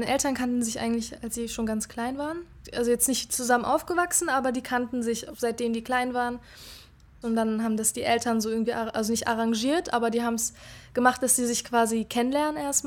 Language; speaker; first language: German; early bilingual, other home language; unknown